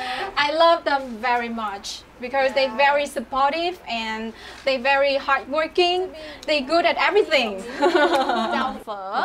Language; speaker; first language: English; non-native, learner; Vietnamese